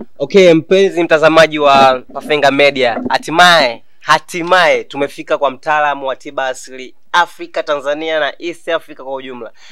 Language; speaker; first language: Swahili; native; Swahili